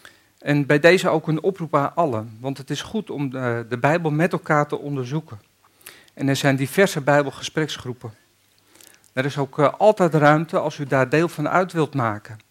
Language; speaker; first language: Dutch; native; Dutch